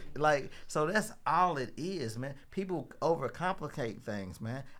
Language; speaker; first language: English; native; English